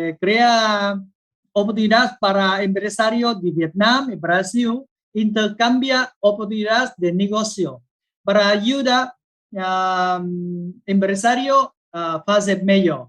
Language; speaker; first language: Spanish; non-native, learner; Vietnamese